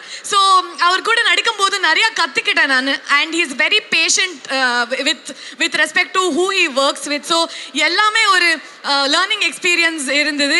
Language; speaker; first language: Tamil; non-native, learner; Kannada